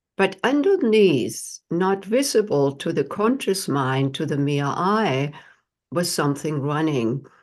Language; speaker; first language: English; non-native, fluent; German